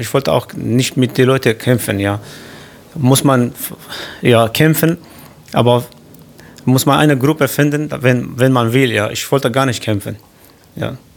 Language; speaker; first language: German; non-native, learner; Kurdish